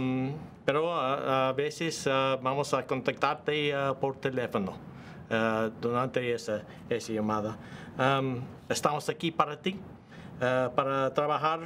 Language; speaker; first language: Spanish; non-native, learner; English